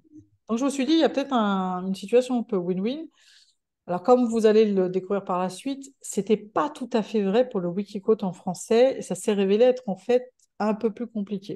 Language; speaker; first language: French; native; French